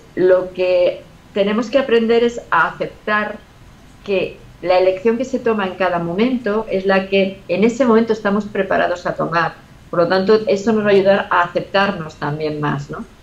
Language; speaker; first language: Spanish; native; Spanish